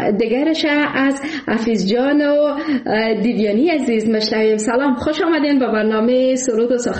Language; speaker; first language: Persian; native; Persian